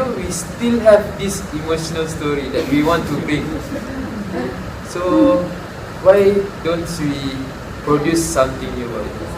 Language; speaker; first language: English; non-native, local second language; Malay